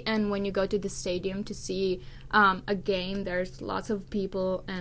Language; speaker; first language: English; non-native, fluent; Italian